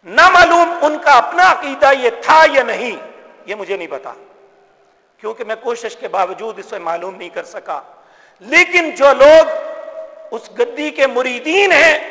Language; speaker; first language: Urdu; native; Urdu